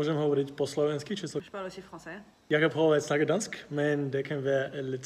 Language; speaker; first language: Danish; non-native, learner; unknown